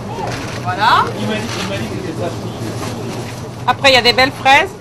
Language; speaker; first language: French; native; French